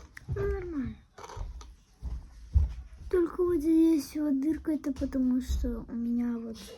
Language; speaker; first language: Russian; non-native, local second language; Armenian